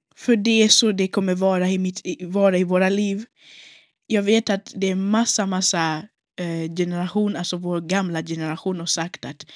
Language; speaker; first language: Swedish; non-native, local second language; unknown